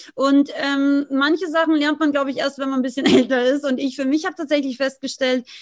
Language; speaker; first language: German; native; German